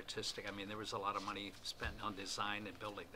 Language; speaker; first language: English; native; English